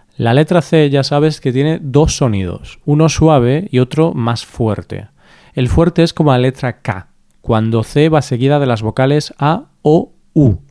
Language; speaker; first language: Spanish; native; Spanish